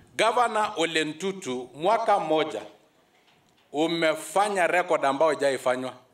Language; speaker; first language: Swahili; non-native, local second language; Masai